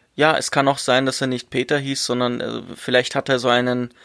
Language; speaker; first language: German; native; German